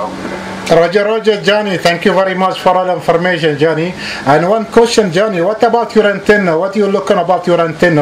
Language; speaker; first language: English; non-native, learner; Arabic